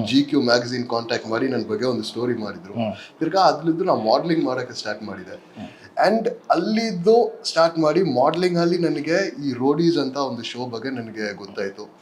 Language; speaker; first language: Kannada; non-native, local second language; English